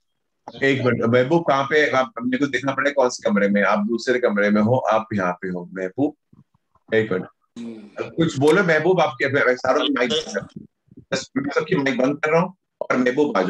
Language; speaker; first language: Hindi; native; Hindi